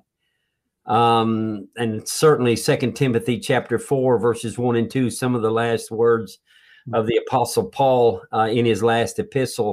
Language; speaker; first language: English; native; English